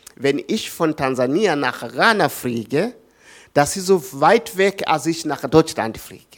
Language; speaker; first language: German; non-native, learner; Swahili